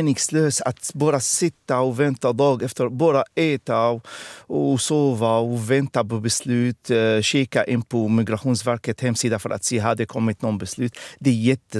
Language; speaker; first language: Swedish; non-native, fluent; Arabic